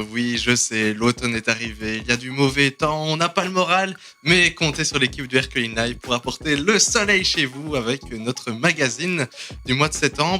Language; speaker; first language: French; native; French